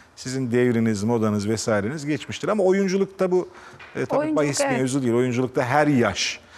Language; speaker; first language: Turkish; native; Turkish